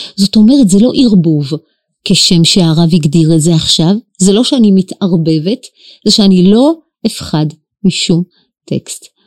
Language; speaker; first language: Hebrew; native; Hebrew